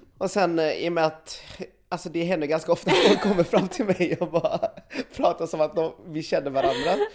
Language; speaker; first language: Swedish; early bilingual, other home language; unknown